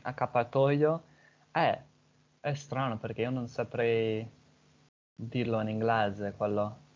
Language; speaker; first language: Italian; non-native, fluent; English